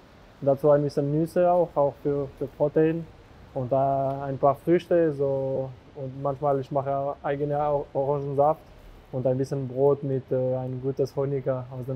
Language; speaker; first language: German; non-native, local second language; French